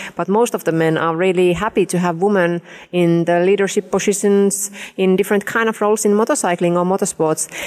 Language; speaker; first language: English; non-native, fluent; Finnish